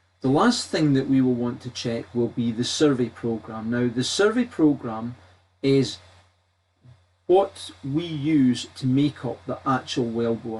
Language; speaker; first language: English; native; English